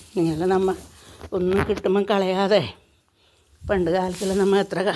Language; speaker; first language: Malayalam; native; Malayalam